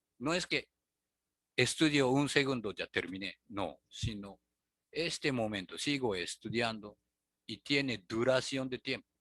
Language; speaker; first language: Spanish; non-native, fluent; Japanese